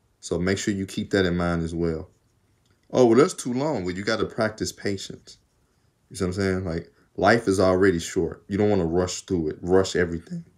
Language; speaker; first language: English; native; English